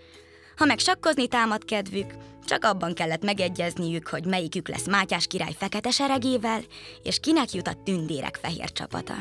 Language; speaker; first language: Hungarian; native; Hungarian